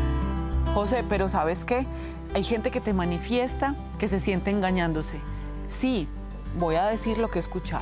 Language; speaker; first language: Spanish; native; Spanish